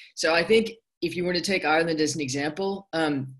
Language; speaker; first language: English; native; English